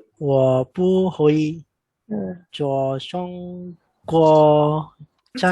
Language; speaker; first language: Chinese; non-native, learner; Malay